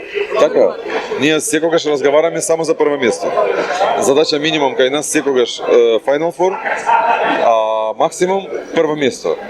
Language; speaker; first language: Macedonian; non-native, fluent; Russian